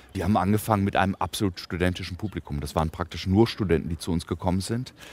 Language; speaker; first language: German; native; German